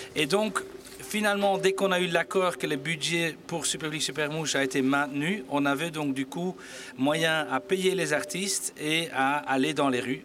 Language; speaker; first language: French; native; French